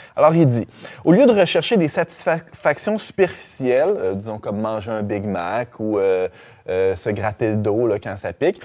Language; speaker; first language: French; native; French